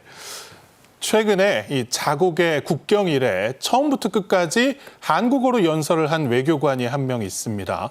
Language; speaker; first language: Korean; native; Korean